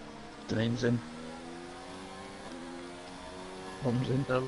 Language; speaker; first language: English; native; English